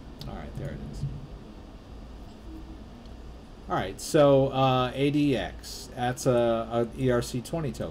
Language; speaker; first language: English; native; English